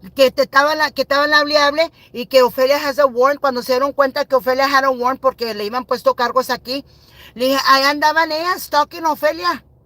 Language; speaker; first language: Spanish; early bilingual, heritage; Spanish